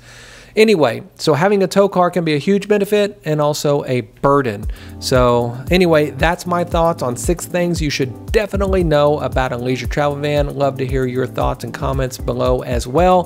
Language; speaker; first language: English; native; English